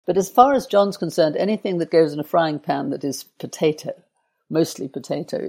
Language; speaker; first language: English; native; English